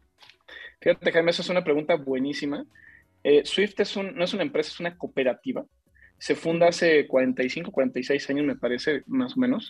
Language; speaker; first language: Spanish; native; Spanish